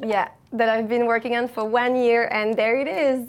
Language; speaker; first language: English; non-native, fluent; French